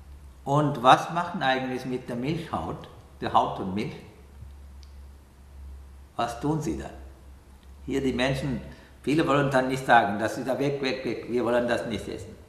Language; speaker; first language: German; non-native, fluent; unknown